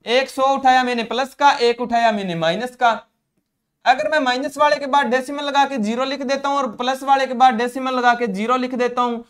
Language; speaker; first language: Hindi; non-native, local second language; Punjabi